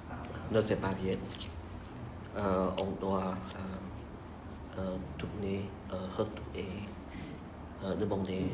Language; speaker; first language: French; non-native, learner; Vietnamese